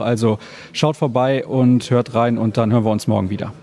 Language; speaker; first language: German; native; German